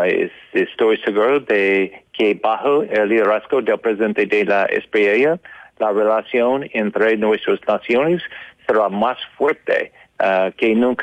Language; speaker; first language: Spanish; non-native, learner; English